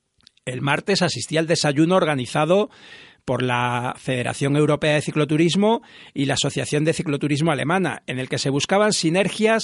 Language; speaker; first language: Spanish; native; Spanish